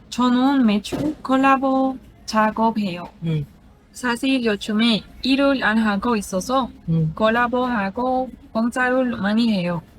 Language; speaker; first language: Korean; non-native, learner; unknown